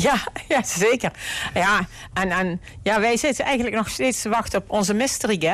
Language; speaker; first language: Dutch; native; Dutch